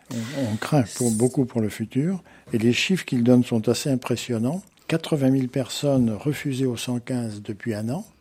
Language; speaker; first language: French; native; French